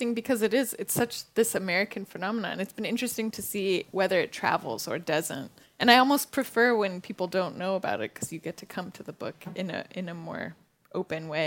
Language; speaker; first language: English; native; English